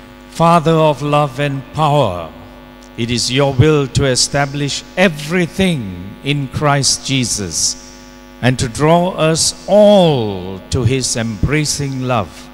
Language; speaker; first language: English; non-native, local second language; Tamil